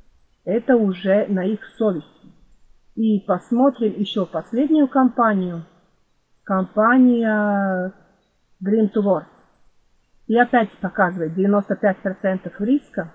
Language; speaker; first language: Russian; non-native, fluent; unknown